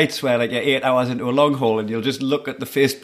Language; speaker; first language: English; native; English